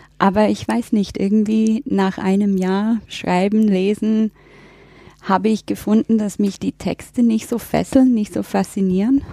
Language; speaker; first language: German; non-native, fluent; English